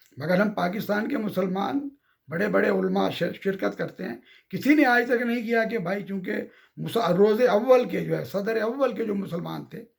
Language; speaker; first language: Urdu; native; Urdu